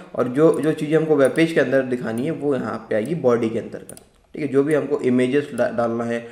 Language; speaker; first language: Hindi; native; Hindi